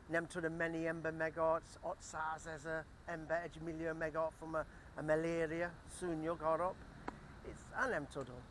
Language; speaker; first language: Hungarian; non-native, learner; English